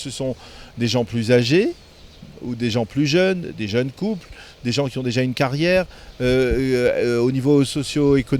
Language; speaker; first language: French; native; French